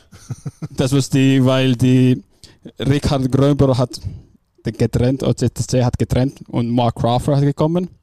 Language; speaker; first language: German; non-native, fluent; Finnish